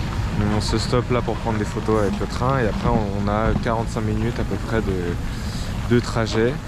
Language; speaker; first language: French; native; French